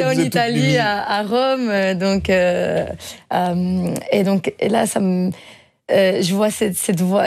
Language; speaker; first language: French; non-native, fluent; Dutch